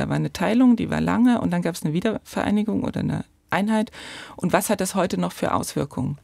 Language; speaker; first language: German; native; German